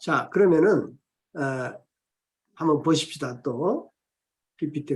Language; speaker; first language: Korean; native; Korean